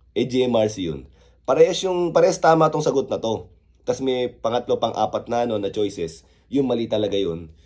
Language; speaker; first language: Filipino; early bilingual, other home language; Korean